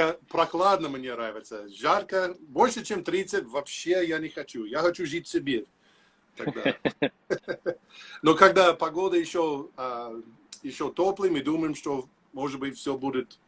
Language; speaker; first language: Russian; non-native, learner; English